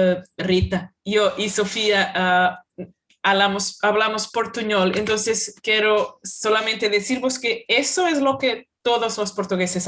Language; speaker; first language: Spanish; non-native, fluent; Portuguese